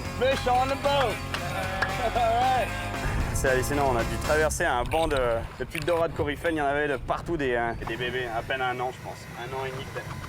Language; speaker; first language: French; native; French